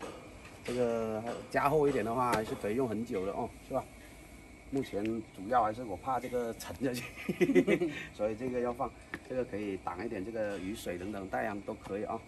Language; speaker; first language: Chinese; native; Chinese